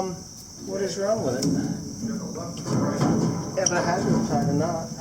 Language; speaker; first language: English; native; English